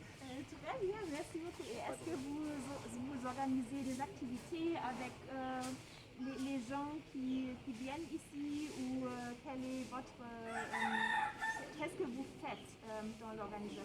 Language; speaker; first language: French; non-native, fluent; German